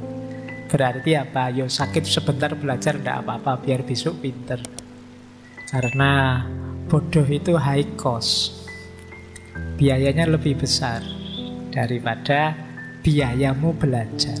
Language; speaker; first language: Indonesian; native; Indonesian